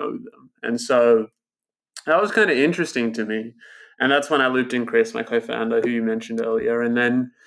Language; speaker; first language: English; native; English